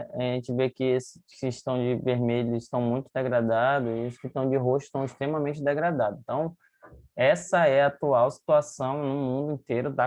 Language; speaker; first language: Portuguese; native; Portuguese